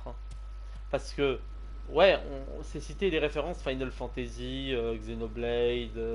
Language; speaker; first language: French; native; French